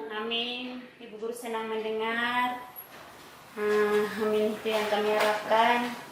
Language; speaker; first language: Indonesian; non-native, local second language; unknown